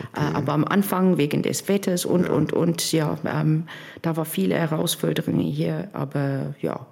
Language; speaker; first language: German; non-native, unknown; English